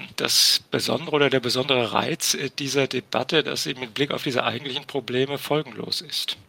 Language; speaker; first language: German; native; German